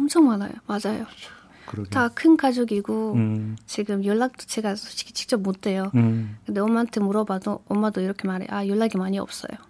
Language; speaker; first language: Korean; non-native, learner; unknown